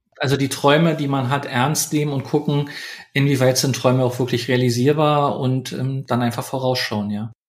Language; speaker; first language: German; native; German